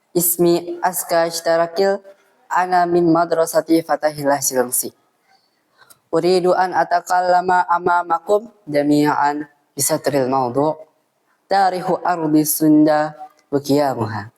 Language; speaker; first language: Arabic; non-native, learner; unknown